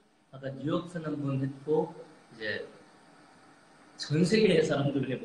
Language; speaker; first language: Korean; native; Korean